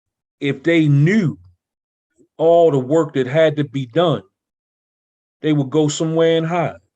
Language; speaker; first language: English; native; English